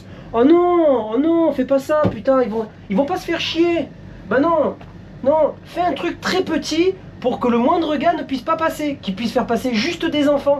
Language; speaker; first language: French; native; French